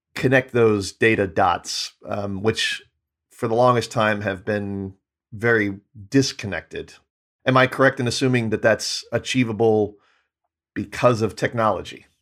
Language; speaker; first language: English; native; English